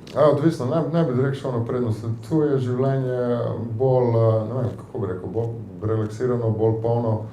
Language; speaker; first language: Slovenian; native; Slovenian